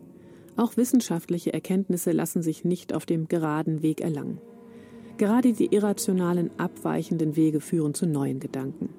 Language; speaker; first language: German; native; German